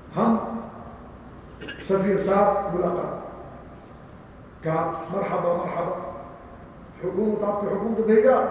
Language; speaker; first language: Urdu; non-native, learner; Arabic